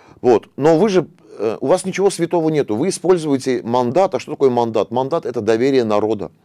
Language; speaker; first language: Russian; non-native, local second language; Armenian